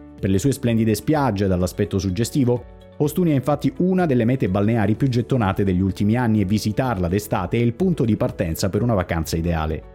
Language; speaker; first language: Italian; native; Italian